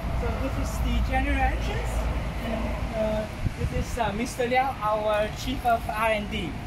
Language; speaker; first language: English; non-native, learner; Chinese